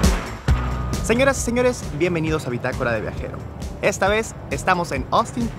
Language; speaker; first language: Spanish; native; Spanish